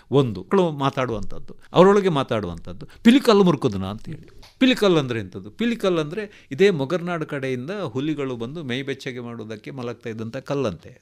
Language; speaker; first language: Kannada; non-native, local second language; Tulu